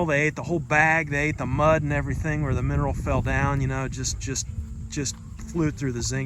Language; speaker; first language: English; native; English